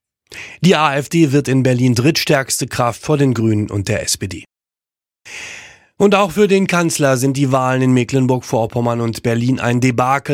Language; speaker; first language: German; native; German